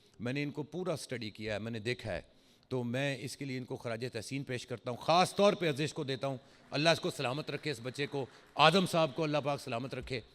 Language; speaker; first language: Urdu; early bilingual, heritage; Urdu